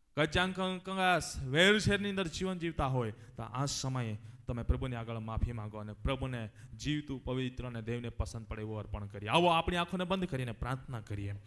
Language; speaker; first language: Gujarati; non-native, local second language; Gamit